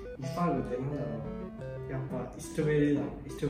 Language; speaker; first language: Japanese; non-native, fluent; Nepali